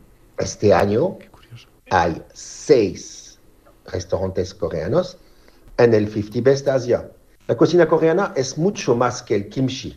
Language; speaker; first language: Spanish; non-native, learner; French